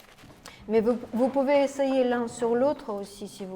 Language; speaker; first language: French; non-native, fluent; Russian